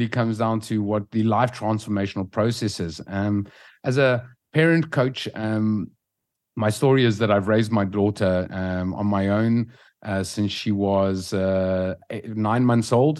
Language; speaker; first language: English; native; English